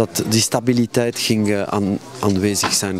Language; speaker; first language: Dutch; non-native, local second language; French